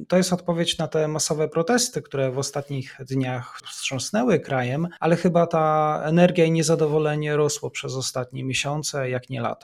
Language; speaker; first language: Polish; native; Polish